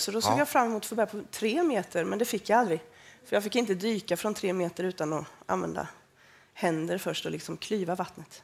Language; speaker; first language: Swedish; native; Swedish